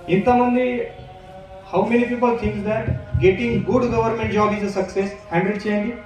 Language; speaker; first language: Telugu; non-native, local second language; Marathi